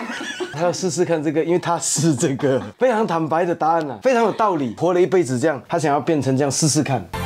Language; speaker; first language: Chinese; native; Chinese